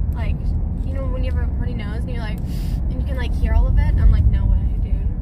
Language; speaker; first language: English; native; English